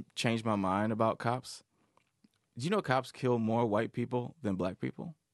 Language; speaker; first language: English; native; English